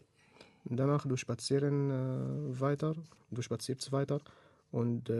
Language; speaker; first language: German; non-native, learner; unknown